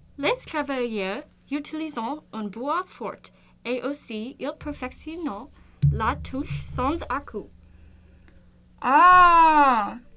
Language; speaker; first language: French; non-native, learner; English